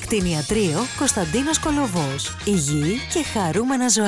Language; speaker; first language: Greek; native; Greek